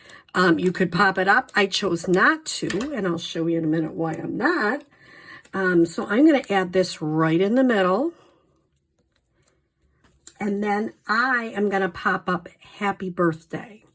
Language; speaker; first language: English; native; English